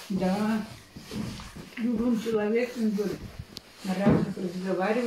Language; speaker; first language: Russian; native; Russian